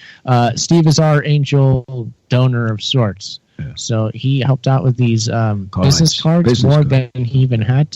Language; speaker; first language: English; native; English